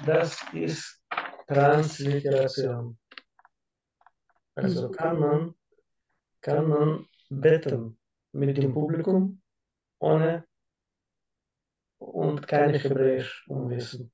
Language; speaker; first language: German; non-native, learner; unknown